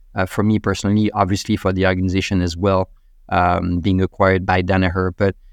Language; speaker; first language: English; non-native, fluent; French